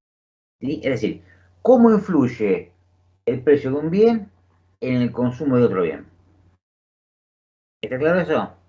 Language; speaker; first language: Spanish; native; Spanish